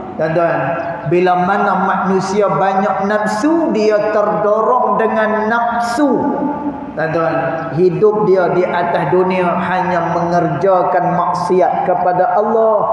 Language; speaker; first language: Malay; native; Malay